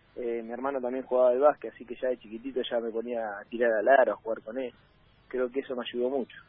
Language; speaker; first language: Spanish; native; Spanish